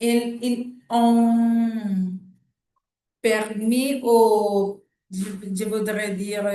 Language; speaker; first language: French; non-native, learner; Spanish